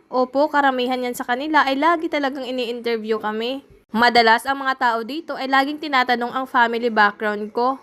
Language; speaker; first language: Filipino; native; Filipino